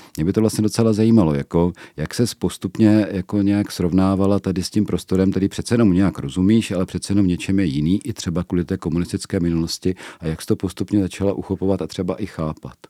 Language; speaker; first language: Czech; native; Czech